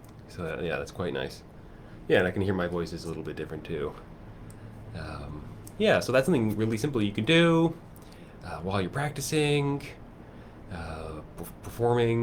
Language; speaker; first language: English; native; English